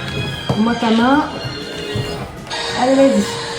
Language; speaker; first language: French; native; French